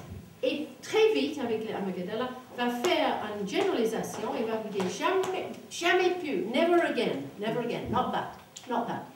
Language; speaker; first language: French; non-native, fluent; English